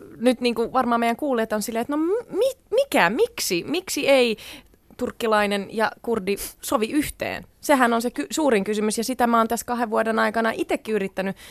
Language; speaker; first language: Finnish; early bilingual, other home language; Sinhala